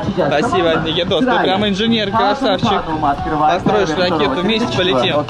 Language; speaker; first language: Russian; native; Russian